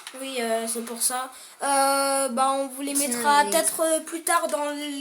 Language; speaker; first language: French; native; French